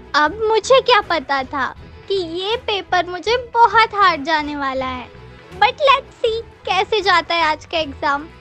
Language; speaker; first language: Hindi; native; Hindi